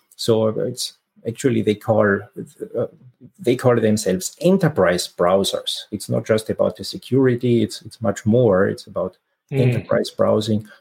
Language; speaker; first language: English; non-native, fluent; German